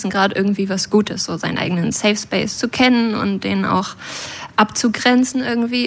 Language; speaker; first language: German; native; German